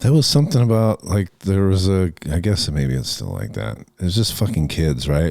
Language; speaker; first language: English; native; English